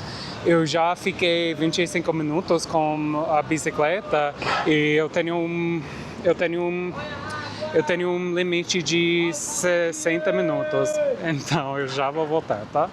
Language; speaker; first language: Portuguese; non-native, fluent; English